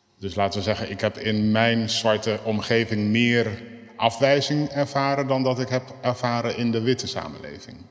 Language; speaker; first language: Dutch; native; Dutch